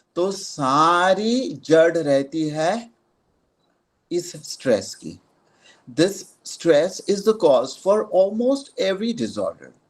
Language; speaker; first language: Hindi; non-native, local second language; Marathi